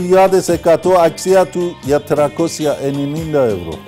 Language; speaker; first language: Greek; non-native, learner; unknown